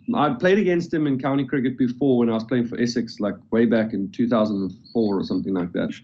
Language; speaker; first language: English; native; English